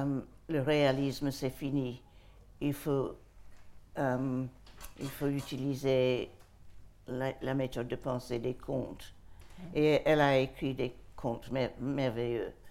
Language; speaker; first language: French; non-native, fluent; English